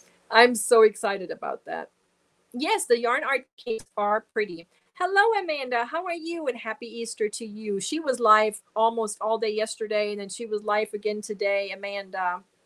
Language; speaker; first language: English; early bilingual, other home language; German